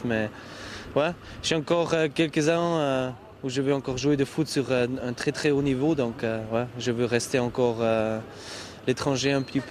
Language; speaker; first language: French; non-native, local second language; German